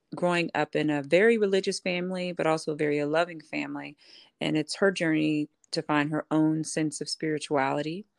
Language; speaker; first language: English; native; English